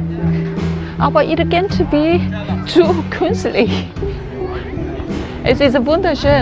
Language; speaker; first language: German; non-native, fluent; Korean